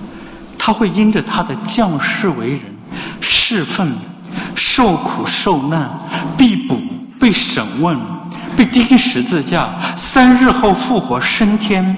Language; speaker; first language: Chinese; native; Chinese